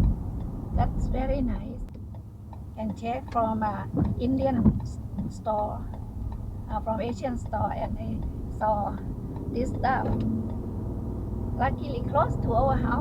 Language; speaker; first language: English; non-native, learner; Thai